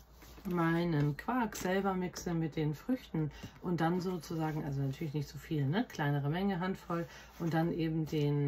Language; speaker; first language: German; native; German